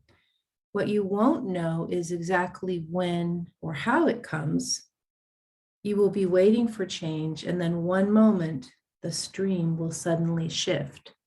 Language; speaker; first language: English; native; English